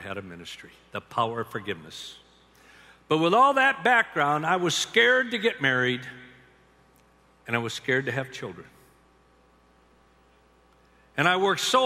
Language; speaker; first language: English; native; English